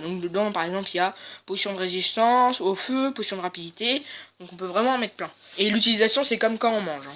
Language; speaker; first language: French; native; French